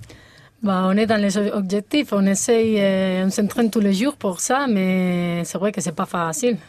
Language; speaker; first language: French; non-native, fluent; Spanish